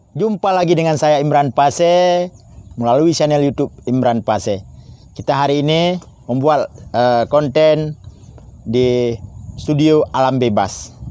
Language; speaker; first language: Indonesian; non-native, local second language; Achinese